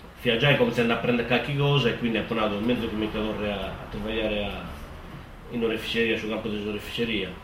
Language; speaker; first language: Italian; native; Italian